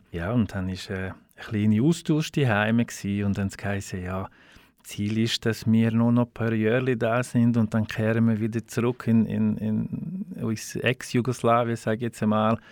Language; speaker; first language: German; non-native, fluent; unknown